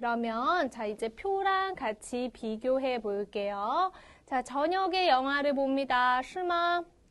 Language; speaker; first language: Korean; non-native, fluent; Chinese